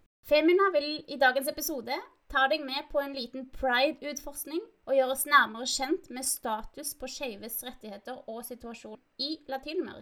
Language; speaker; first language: Norwegian; non-native, fluent; Spanish